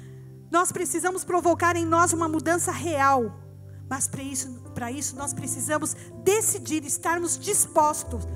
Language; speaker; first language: Portuguese; native; Portuguese